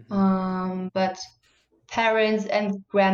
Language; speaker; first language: English; non-native, fluent; German